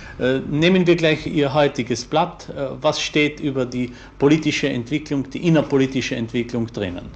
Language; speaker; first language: German; native; German